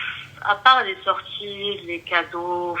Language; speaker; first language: French; early bilingual, other home language; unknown